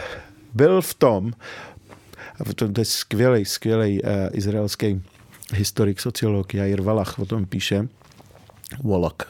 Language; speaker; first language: Czech; early bilingual, other home language; Arabic